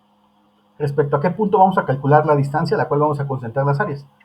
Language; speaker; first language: Spanish; native; Spanish